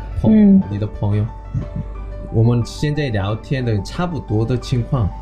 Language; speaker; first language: Chinese; non-native, learner; Korean